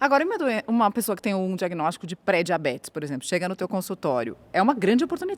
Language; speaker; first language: Portuguese; native; Portuguese